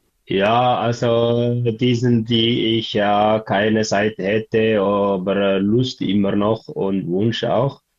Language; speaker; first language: German; non-native, learner; Tigrinya